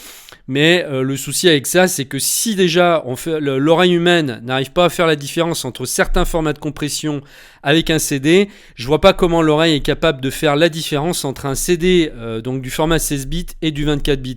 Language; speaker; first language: French; native; French